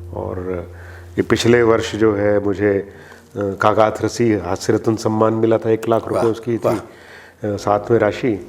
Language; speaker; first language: Hindi; non-native, local second language; Punjabi